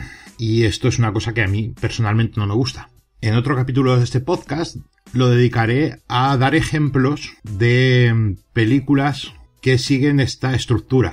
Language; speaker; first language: Spanish; native; Spanish